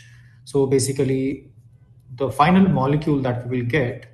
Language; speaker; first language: English; non-native, local second language; Hindi